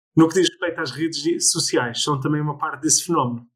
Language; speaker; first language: Portuguese; early bilingual, other home language; English